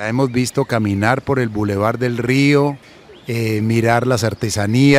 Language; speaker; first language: Spanish; native; Spanish